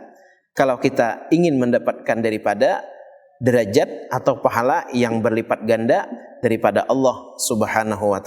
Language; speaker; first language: Indonesian; non-native, local second language; Banjar